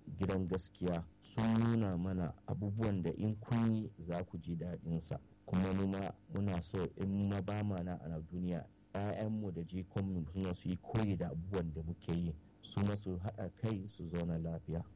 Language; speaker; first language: Hausa; non-native, local second language; Arabic